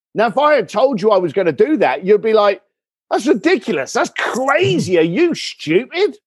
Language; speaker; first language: English; native; English